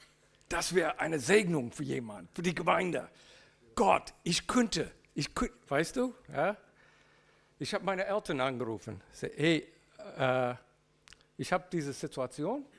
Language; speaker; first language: German; non-native, learner; English